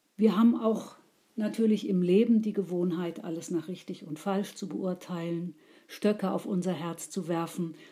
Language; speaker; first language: German; native; German